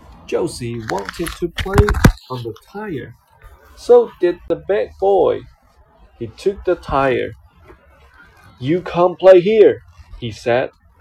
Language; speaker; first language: English; non-native, fluent; Chinese